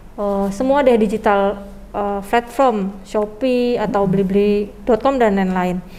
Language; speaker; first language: Indonesian; native; Indonesian